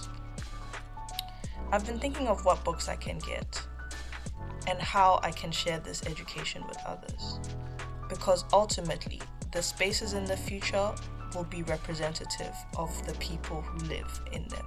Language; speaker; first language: English; non-native, local second language; Akan